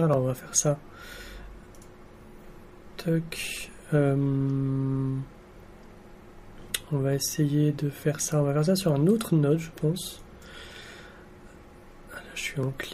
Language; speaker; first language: French; native; French